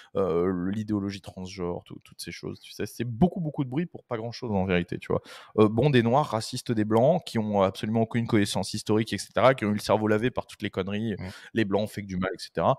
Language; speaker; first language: French; native; French